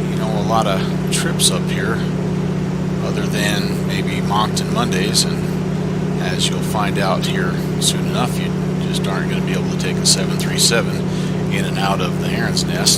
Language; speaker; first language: English; native; English